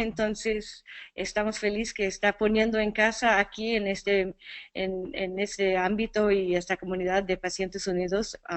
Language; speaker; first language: Spanish; non-native, fluent; English